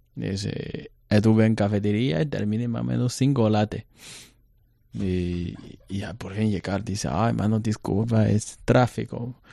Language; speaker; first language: Spanish; non-native, learner; Chinese